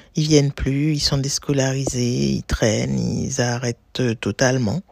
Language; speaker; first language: French; native; French